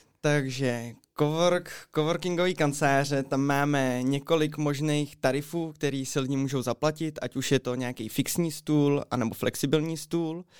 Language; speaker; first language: Czech; native; Czech